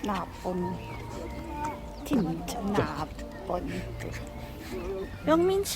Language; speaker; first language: Korean; non-native, learner; Filipino